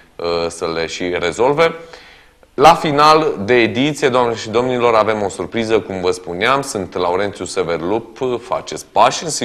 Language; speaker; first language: Romanian; native; Romanian